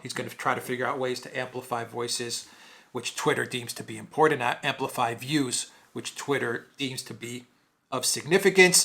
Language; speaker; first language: English; native; English